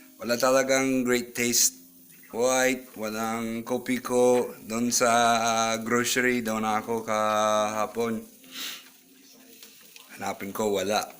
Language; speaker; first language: Filipino; non-native, learner; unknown